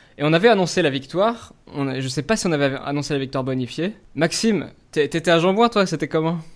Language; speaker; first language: French; native; French